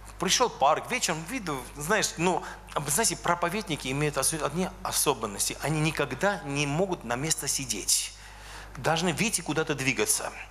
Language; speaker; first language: Russian; non-native, local second language; Armenian